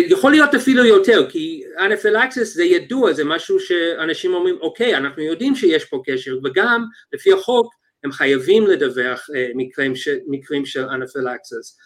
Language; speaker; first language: Hebrew; non-native, fluent; English